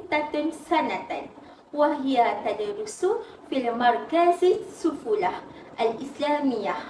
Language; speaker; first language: Arabic; non-native, learner; Malay